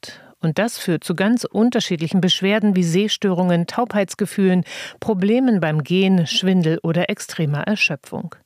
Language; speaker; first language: German; native; German